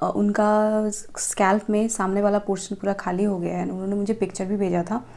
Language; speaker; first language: Hindi; non-native, local second language; Bangla